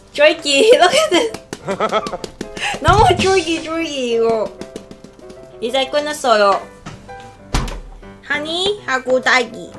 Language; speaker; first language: Korean; non-native, learner; Cantonese